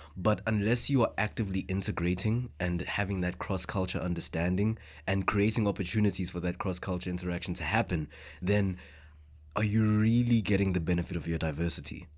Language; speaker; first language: English; non-native, local second language; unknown